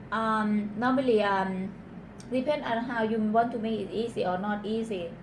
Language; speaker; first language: English; non-native, learner; Northeastern Thai